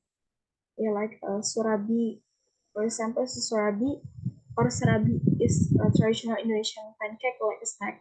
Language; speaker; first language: English; non-native, learner; Indonesian